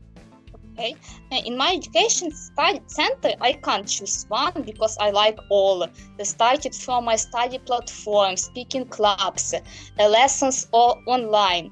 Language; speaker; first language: English; non-native, learner; Ukrainian